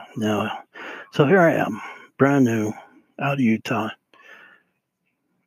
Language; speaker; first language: English; native; English